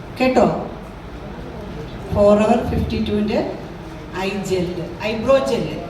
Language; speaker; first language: Malayalam; native; Malayalam